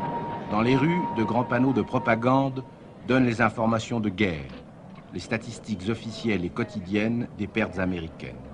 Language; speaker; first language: French; native; French